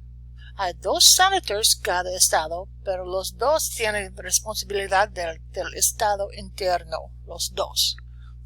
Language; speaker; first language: Spanish; non-native, learner; English